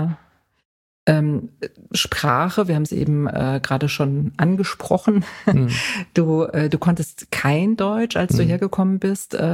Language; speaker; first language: German; native; German